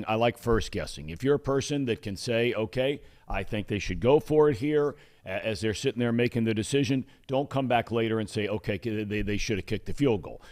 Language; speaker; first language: English; native; English